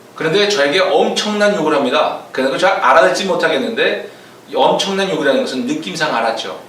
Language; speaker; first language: Korean; native; Korean